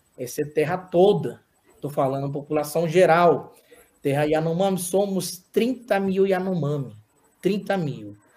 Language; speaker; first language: Portuguese; non-native, local second language; Yanomámi